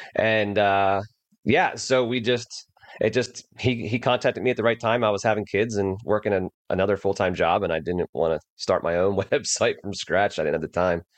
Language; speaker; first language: English; native; English